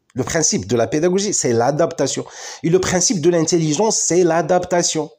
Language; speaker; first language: French; non-native, local second language; Arabic